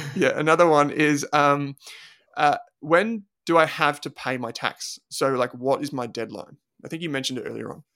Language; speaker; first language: English; native; English